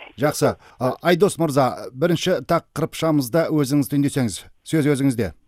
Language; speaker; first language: Kazakh; native; Kazakh